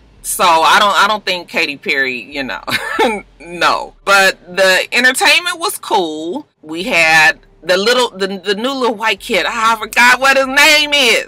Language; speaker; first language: English; native; English